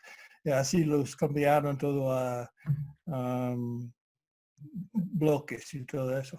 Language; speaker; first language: Spanish; non-native, fluent; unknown